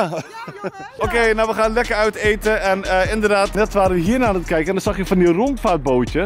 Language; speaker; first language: Dutch; native; Dutch